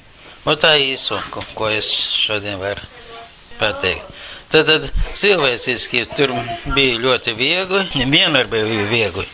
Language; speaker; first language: Latvian; non-native, local second language; Russian